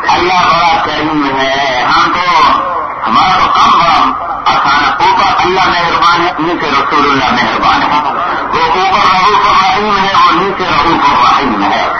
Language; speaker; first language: Urdu; native; Urdu